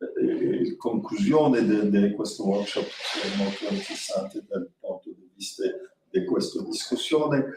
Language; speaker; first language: Italian; non-native, fluent; French